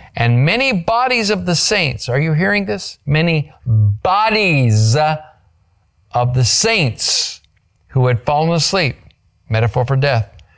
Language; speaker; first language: English; native; English